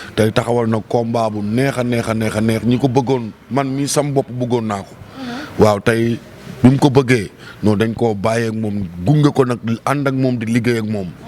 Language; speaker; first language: Wolof; native; Wolof